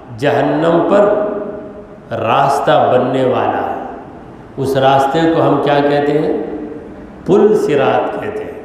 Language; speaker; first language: Urdu; native; Urdu